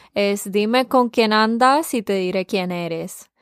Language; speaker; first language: Spanish; early bilingual, heritage; Spanish